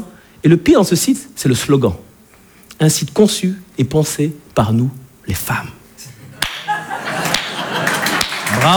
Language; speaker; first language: French; native; French